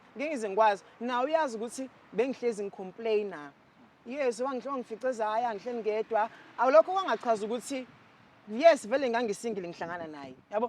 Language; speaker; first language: Zulu; non-native, local second language; Xhosa